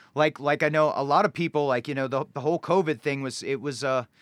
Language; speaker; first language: English; native; English